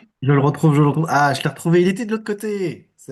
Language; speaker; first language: French; native; French